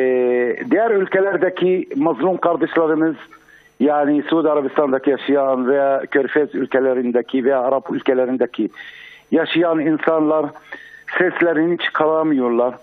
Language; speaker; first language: Turkish; non-native, fluent; Arabic